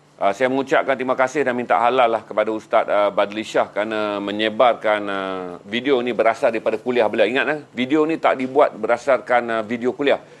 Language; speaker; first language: Malay; native; Malay